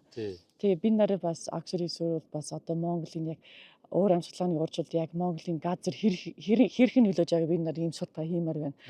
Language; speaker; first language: Mongolian; non-native, learner; English